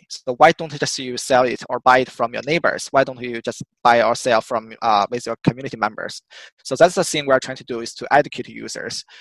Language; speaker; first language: English; non-native, fluent; Chinese